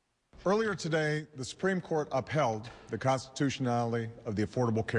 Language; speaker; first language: English; native; English